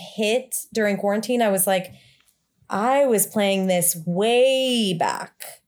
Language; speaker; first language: English; native; English